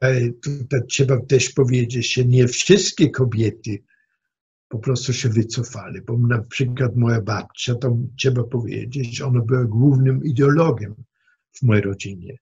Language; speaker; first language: Polish; non-native, fluent; German